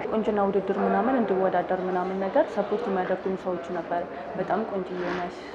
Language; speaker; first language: Amharic; non-native, local second language; Oromo